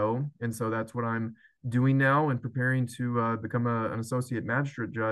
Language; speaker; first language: English; native; English